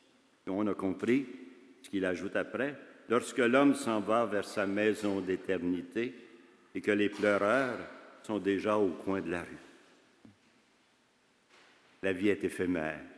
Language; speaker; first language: French; native; French